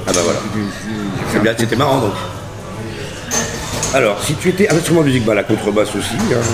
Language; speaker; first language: French; native; French